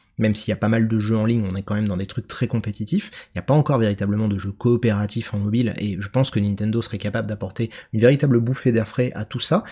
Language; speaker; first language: French; native; French